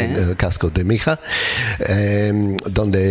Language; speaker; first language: Spanish; non-native, learner; English